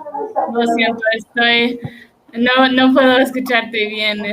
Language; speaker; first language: Spanish; non-native, learner; English